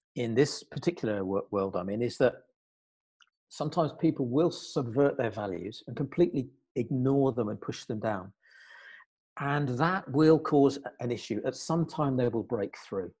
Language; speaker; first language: English; native; English